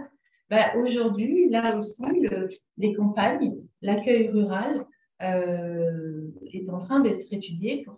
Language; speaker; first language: French; native; French